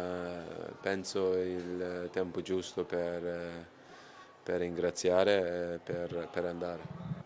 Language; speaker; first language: Italian; non-native, learner; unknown